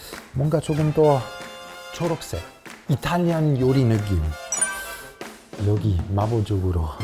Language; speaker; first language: Korean; non-native, fluent; Italian